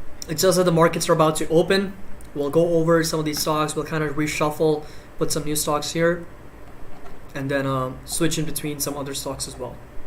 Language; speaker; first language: English; native; English